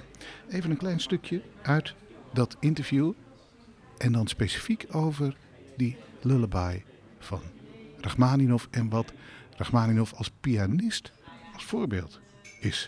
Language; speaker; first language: Dutch; native; Dutch